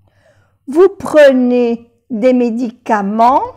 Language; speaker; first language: French; non-native, fluent; Spanish